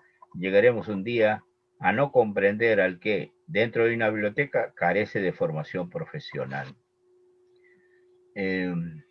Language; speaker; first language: Spanish; native; Spanish